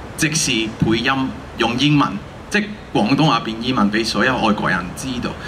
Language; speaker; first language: Cantonese; non-native, fluent; Spanish